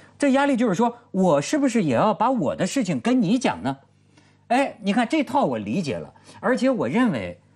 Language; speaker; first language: Chinese; native; Chinese